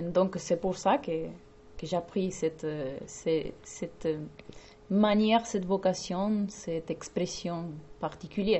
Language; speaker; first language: French; non-native, fluent; Spanish